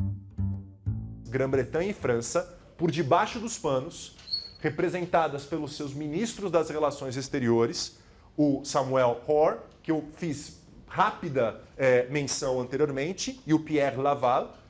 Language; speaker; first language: Portuguese; native; Portuguese